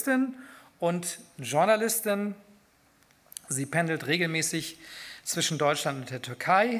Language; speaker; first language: German; native; German